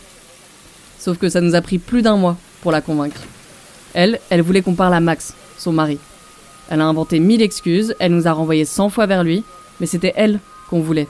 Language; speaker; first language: French; native; French